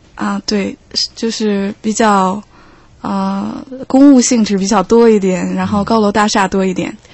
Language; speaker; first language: Chinese; non-native, fluent; Korean